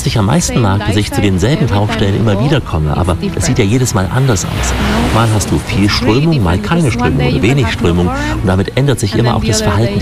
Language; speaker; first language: German; native; German